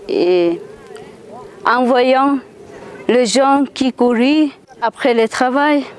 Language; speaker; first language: French; non-native, fluent; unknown